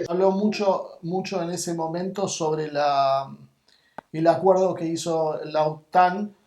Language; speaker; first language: Spanish; native; Spanish